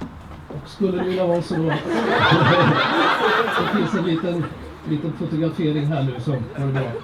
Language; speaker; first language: Swedish; native; Swedish